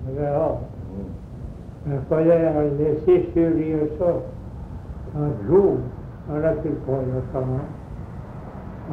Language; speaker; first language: French; native; French